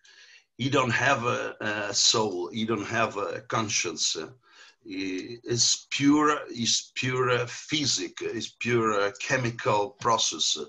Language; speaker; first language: English; non-native, learner; Italian